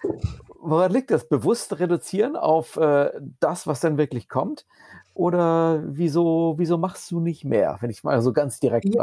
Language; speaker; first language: German; native; German